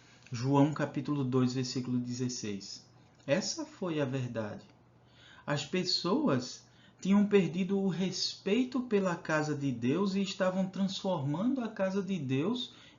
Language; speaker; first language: Portuguese; native; Portuguese